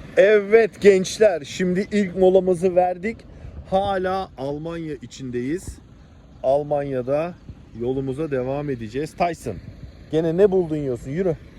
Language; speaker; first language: Turkish; early bilingual, heritage; Turkish